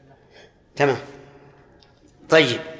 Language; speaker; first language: Arabic; native; Arabic